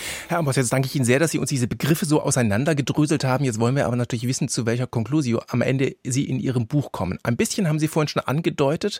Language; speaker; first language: German; native; German